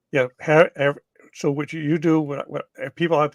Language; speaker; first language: English; native; English